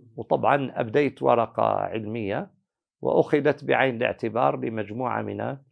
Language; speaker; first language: Arabic; native; Arabic